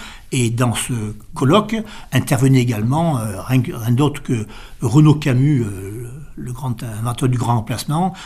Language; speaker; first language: French; native; French